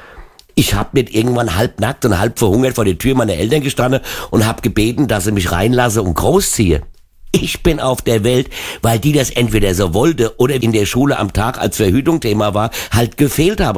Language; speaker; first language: German; native; German